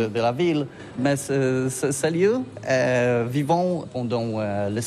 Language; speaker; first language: French; non-native, learner; Polish